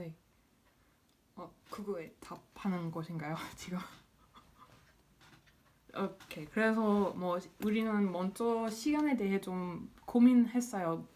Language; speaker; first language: Korean; non-native, fluent; English